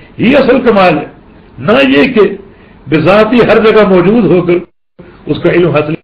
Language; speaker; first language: Urdu; native; Urdu